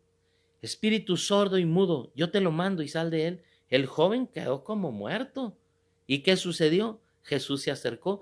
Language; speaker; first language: Spanish; native; Spanish